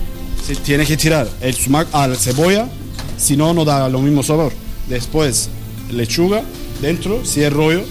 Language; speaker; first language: Spanish; non-native, learner; Turkish